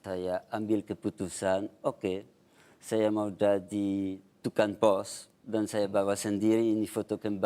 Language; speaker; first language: Indonesian; non-native, fluent; French